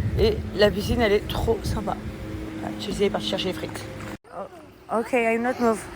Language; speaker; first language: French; early bilingual, other home language; English